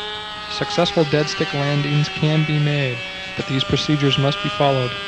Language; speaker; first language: English; native; English